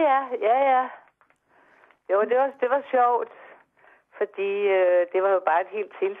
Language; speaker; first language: Danish; native; Danish